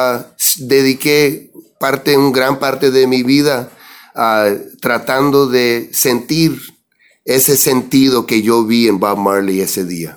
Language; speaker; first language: Spanish; early bilingual, heritage; English